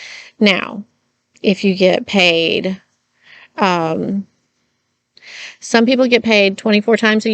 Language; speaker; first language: English; native; English